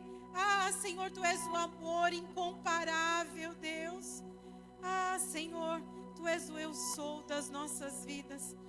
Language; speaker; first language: Portuguese; native; Portuguese